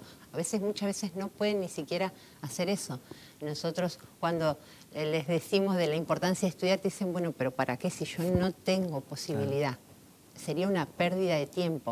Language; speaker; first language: Spanish; native; Spanish